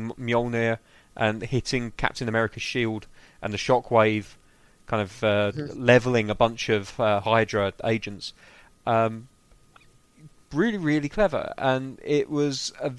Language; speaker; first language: English; native; English